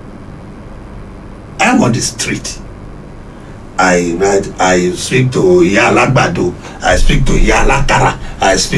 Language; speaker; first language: English; non-native, local second language; Yoruba